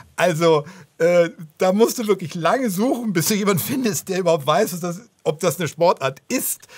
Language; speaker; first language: German; native; German